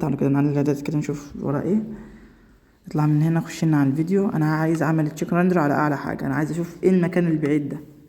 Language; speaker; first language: Arabic; native; Arabic